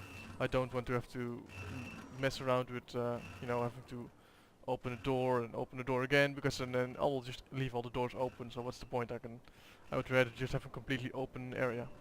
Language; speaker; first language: English; non-native, fluent; Dutch